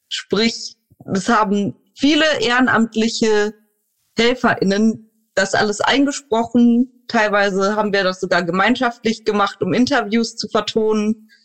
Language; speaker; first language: German; native; German